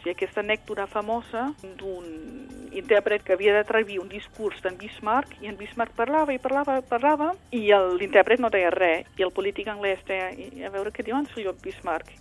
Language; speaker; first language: Catalan; non-native, fluent; German